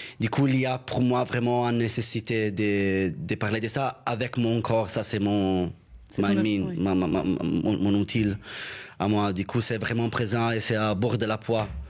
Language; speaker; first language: French; non-native, learner; Italian